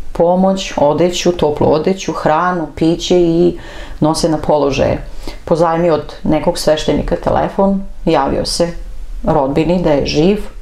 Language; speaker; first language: Serbian; non-native, fluent; Armenian